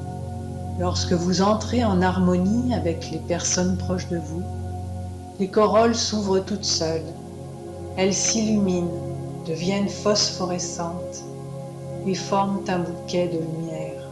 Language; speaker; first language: French; native; French